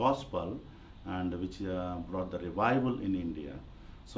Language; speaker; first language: English; non-native, local second language; Telugu